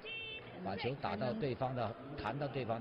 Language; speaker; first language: Chinese; native; Chinese